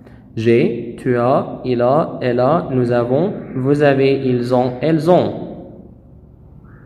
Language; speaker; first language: French; non-native, fluent; Arabic